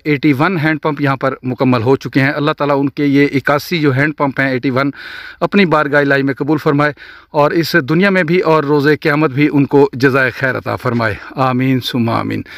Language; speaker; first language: Urdu; non-native, local second language; Punjabi